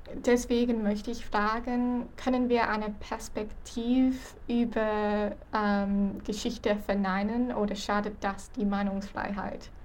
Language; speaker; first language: German; non-native, fluent; English